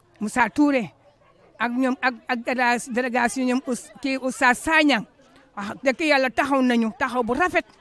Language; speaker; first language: Wolof; non-native, local second language; Mandingo